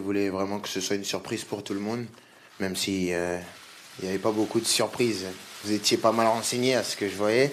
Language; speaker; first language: French; native; French